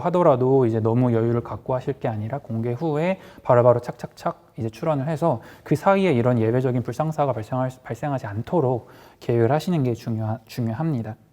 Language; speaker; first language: Korean; native; Korean